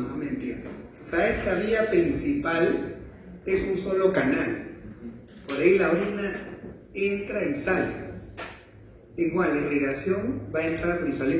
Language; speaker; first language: Spanish; native; Spanish